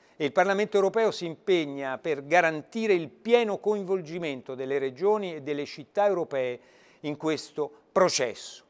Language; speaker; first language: Italian; native; Italian